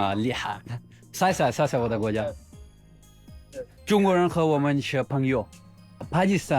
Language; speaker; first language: Chinese; non-native, learner; Urdu